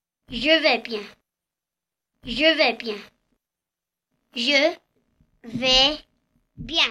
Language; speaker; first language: French; non-native, learner; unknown